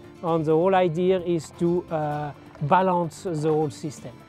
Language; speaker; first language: English; non-native, fluent; French